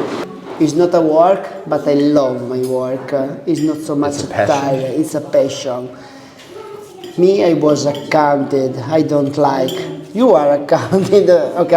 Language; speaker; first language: English; non-native, learner; Italian